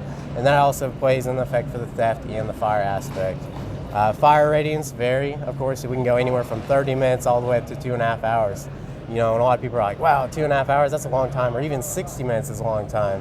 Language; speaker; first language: English; native; English